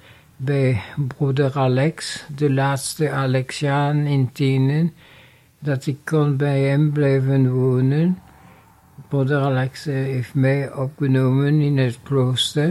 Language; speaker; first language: Dutch; non-native, fluent; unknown